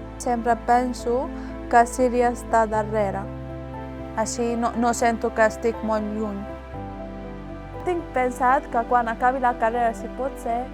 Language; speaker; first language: Catalan; non-native, learner; Arabic